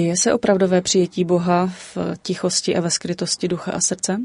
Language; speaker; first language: Czech; native; Czech